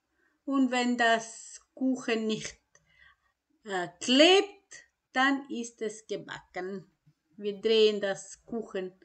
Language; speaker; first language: German; non-native, fluent; Croatian